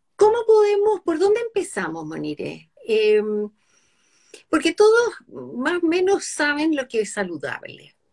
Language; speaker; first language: Spanish; native; Spanish